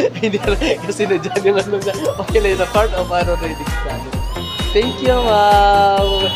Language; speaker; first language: Filipino; native; Filipino